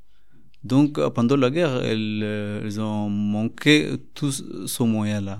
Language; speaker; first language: French; non-native, learner; Arabic